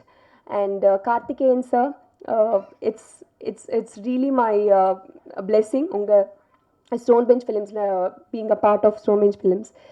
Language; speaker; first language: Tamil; non-native, local second language; Telugu